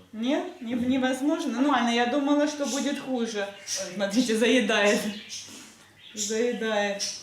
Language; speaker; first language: Russian; native; Russian